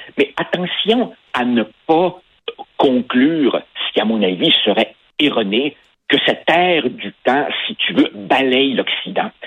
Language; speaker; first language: French; early bilingual, other home language; Spanish